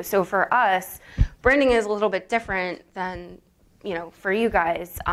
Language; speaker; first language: English; native; English